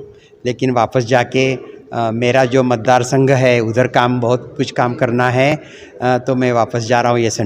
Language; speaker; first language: Hindi; non-native, local second language; Marathi